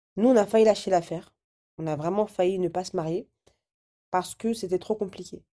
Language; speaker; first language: French; early bilingual, other home language; Arabic